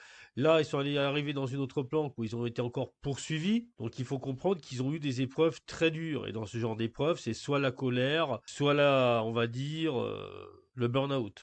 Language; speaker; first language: French; native; French